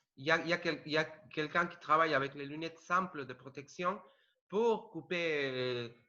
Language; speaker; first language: French; non-native, learner; Spanish